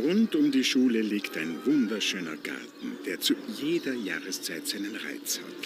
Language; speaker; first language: German; native; German